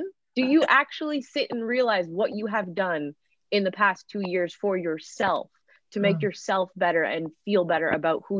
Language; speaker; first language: English; native; English